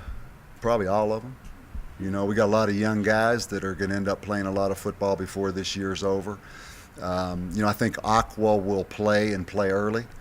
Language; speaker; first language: English; native; English